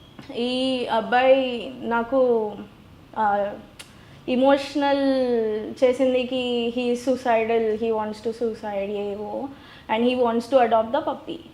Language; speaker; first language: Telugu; non-native, learner; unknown